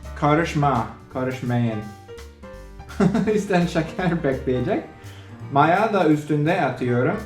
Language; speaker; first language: Turkish; non-native, learner; English